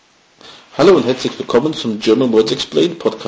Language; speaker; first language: German; non-native, fluent; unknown